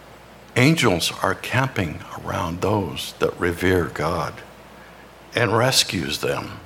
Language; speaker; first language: English; native; English